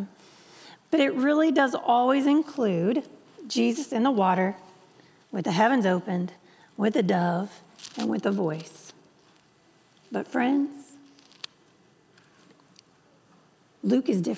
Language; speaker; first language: English; native; English